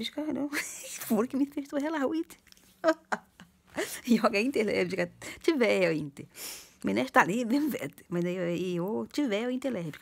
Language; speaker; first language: Swedish; non-native, learner; Portuguese